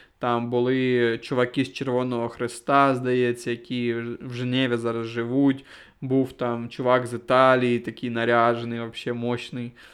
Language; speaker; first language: Ukrainian; non-native, local second language; Russian